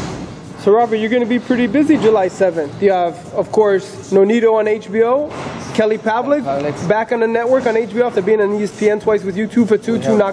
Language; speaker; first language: English; native; English